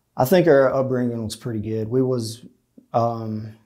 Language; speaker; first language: English; native; English